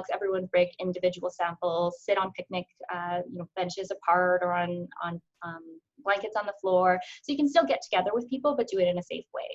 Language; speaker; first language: English; native; English